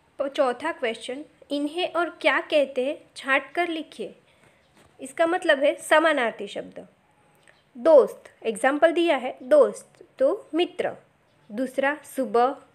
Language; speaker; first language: Hindi; non-native, local second language; Gujarati